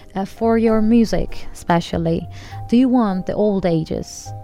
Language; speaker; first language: English; non-native, learner; Turkish